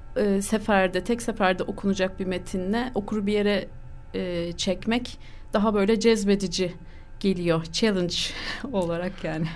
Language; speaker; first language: Turkish; native; Turkish